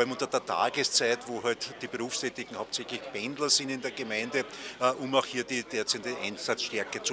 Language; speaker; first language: German; native; German